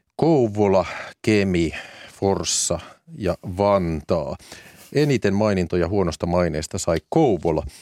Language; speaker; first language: Finnish; native; Finnish